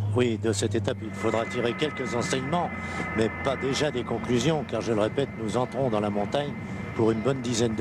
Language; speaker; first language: French; native; French